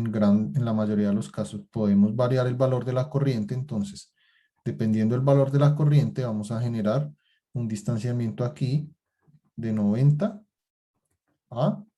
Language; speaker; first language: Spanish; native; Spanish